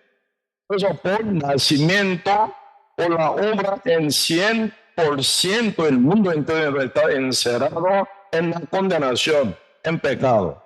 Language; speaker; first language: Spanish; non-native, learner; Korean